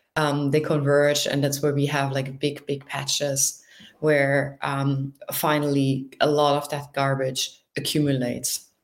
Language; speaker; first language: English; non-native, fluent; German